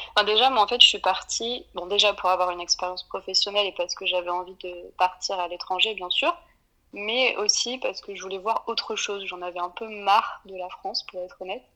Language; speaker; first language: French; native; French